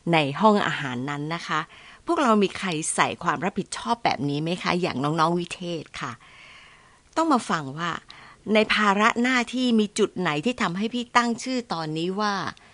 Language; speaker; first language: Thai; native; Thai